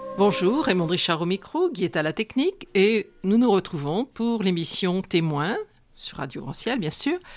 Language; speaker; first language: French; native; French